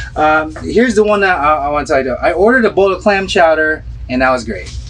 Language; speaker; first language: English; early bilingual, other home language; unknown